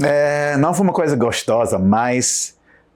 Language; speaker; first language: Portuguese; non-native, learner; English